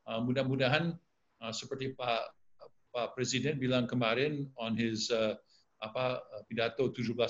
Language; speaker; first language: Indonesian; non-native, fluent; English